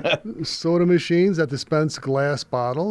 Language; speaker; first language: English; native; English